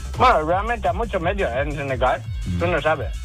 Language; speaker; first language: Spanish; non-native, learner; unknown